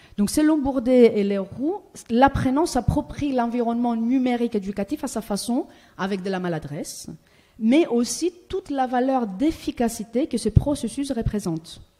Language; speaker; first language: French; non-native, fluent; Greek